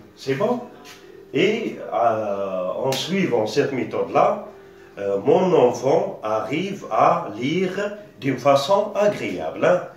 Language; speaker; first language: French; non-native, local second language; Arabic